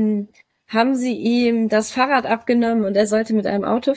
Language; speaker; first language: German; native; German